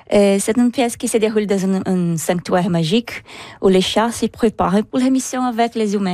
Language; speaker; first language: French; non-native, learner; Portuguese